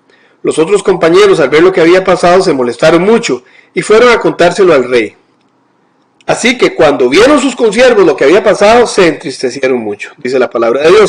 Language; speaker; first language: Spanish; native; Spanish